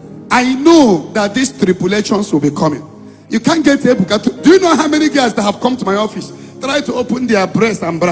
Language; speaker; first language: English; non-native, local second language; Igbo